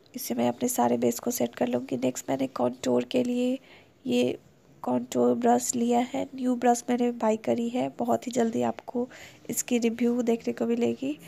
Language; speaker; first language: Hindi; native; Hindi